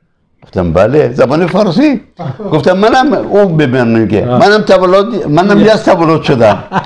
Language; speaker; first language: Persian; early bilingual, other home language; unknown